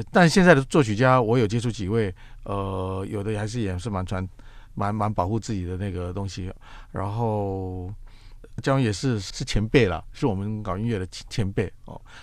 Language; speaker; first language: Chinese; native; Chinese